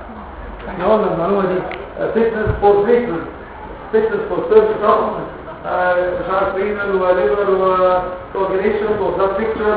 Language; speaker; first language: Arabic; native; Arabic